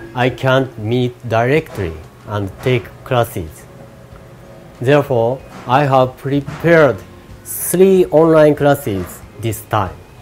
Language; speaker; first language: English; non-native, learner; Japanese